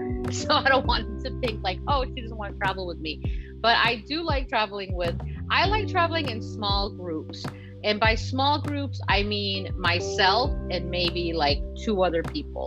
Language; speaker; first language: English; early bilingual, other home language; Spanish